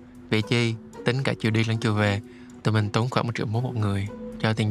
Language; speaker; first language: Vietnamese; native; Vietnamese